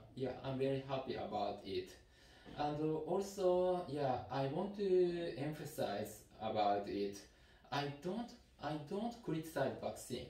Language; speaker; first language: English; non-native, learner; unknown